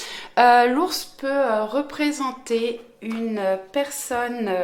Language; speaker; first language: French; native; French